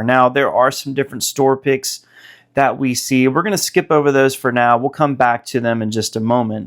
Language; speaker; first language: English; native; English